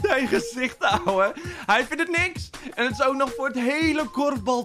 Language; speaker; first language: Dutch; native; Dutch